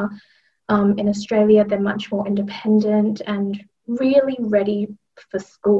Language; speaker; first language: English; native; English